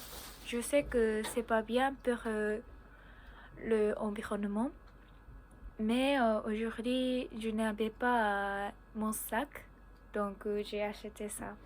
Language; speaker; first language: French; non-native, learner; Japanese